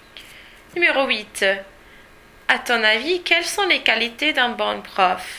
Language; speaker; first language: French; non-native, learner; English